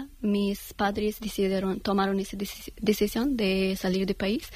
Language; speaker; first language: Spanish; non-native, learner; Persian